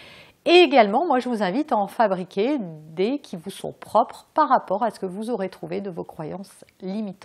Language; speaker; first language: French; native; French